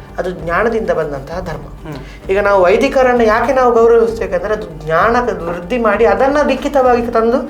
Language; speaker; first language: Kannada; non-native, local second language; Tulu